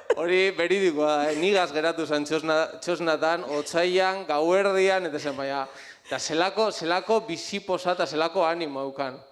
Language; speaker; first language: Basque; native; Basque